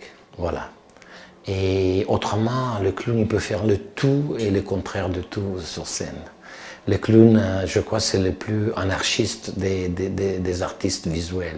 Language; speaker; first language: French; non-native, fluent; Italian